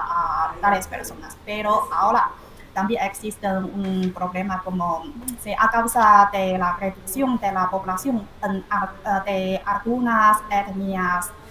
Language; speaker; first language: Spanish; non-native, fluent; Chinese